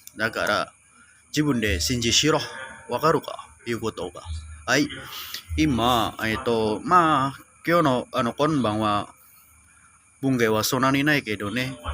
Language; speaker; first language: Japanese; non-native, learner; Indonesian